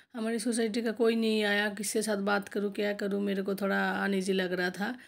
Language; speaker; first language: Hindi; non-native, local second language; Bangla